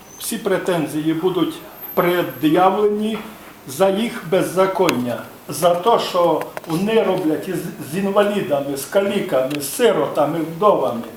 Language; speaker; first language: Ukrainian; native; Ukrainian